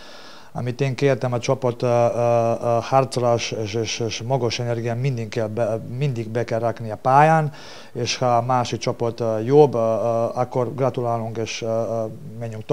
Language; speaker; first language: Hungarian; non-native, learner; Serbian